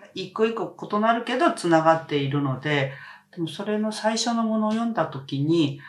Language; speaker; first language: Japanese; non-native, fluent; Korean